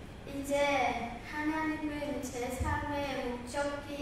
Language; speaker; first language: Korean; non-native, learner; Khmer